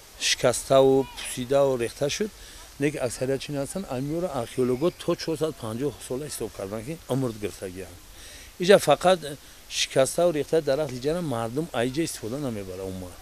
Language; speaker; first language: Tajik; native; Tajik